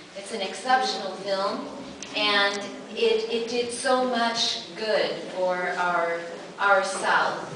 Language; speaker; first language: English; native; English